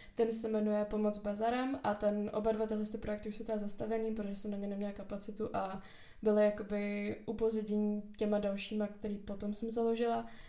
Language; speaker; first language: Czech; native; Czech